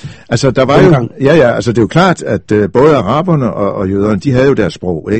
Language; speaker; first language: Danish; native; Danish